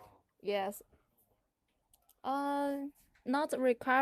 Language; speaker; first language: English; non-native, learner; Chinese